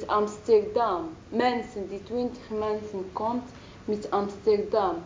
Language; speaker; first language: Dutch; non-native, learner; Arabic